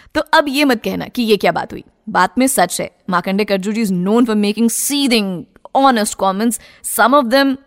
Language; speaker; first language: Hindi; native; Hindi